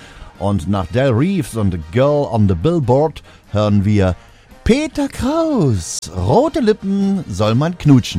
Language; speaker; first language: German; native; German